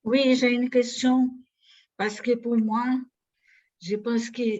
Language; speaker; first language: French; non-native, fluent; Portuguese